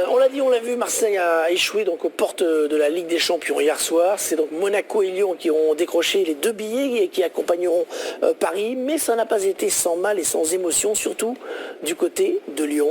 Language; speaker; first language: French; native; French